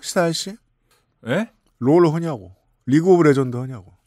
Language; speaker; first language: Korean; native; Korean